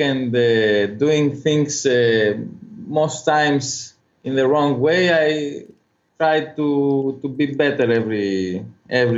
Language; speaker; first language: English; non-native, fluent; Greek